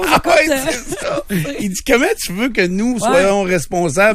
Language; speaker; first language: French; native; French